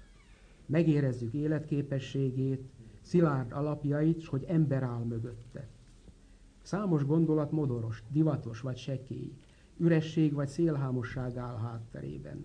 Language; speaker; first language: Hungarian; native; Hungarian